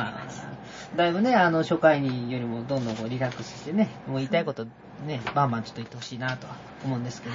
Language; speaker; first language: Japanese; native; Japanese